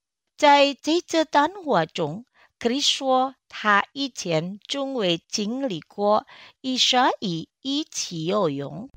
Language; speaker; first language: Chinese; non-native, fluent; Indonesian